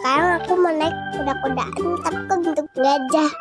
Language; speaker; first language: Indonesian; native; Indonesian